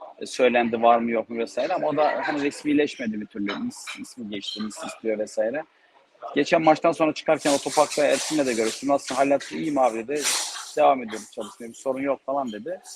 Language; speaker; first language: Turkish; native; Turkish